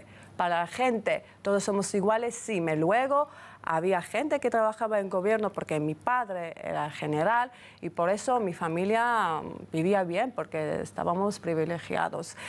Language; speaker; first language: Spanish; non-native, fluent; Georgian